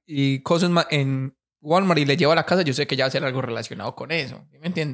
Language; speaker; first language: Spanish; native; Spanish